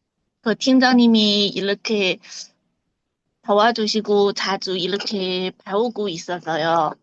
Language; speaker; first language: Korean; non-native, learner; Chinese